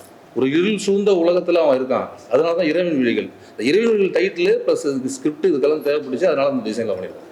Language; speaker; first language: Tamil; native; Tamil